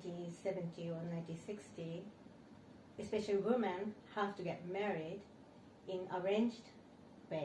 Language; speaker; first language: English; non-native, learner; Japanese